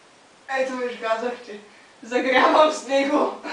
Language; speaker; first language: Bulgarian; native; Bulgarian